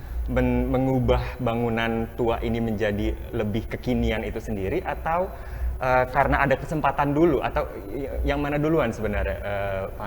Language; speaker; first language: Indonesian; native; Indonesian